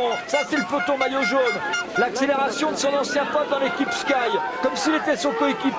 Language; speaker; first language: French; native; French